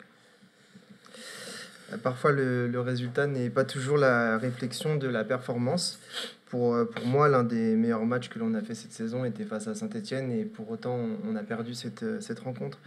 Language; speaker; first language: French; native; French